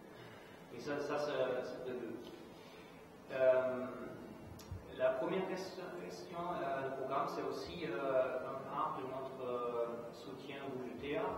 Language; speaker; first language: French; non-native, fluent; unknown